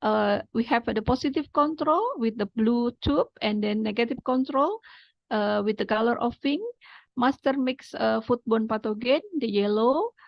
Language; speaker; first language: English; non-native, fluent; Indonesian